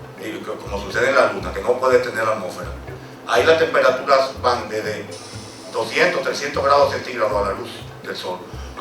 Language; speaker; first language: Spanish; native; Spanish